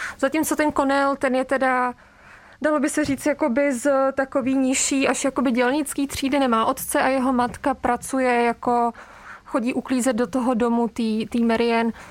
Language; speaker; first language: Czech; native; Czech